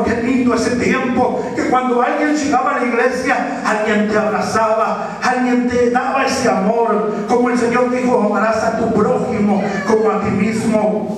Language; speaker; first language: Spanish; native; Spanish